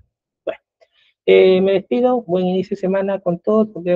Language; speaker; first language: Spanish; native; Spanish